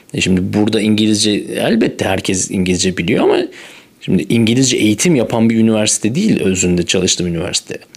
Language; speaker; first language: Turkish; native; Turkish